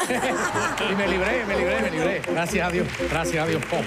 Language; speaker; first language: Spanish; native; Spanish